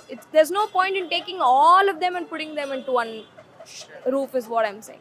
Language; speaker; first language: English; non-native, local second language; Tamil